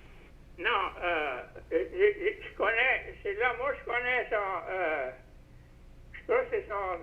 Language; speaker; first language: French; native; French